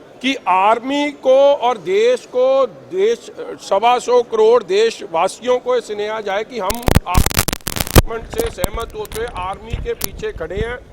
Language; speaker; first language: Urdu; non-native, local second language; Punjabi